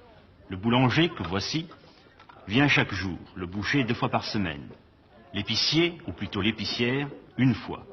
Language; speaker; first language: French; native; French